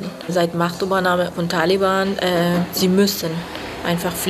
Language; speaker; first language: German; non-native, fluent; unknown